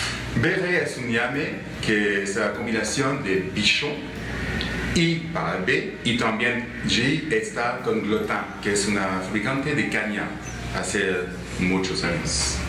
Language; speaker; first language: Spanish; non-native, learner; French